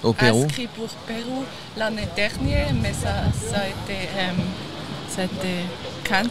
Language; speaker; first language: French; non-native, learner; German